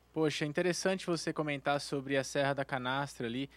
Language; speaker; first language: Portuguese; native; Portuguese